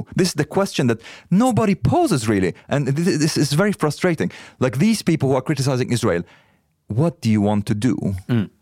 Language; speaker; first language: English; non-native, fluent; Arabic